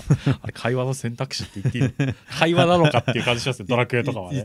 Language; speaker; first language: Japanese; native; Japanese